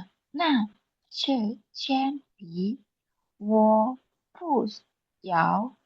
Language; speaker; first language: Chinese; non-native, learner; Indonesian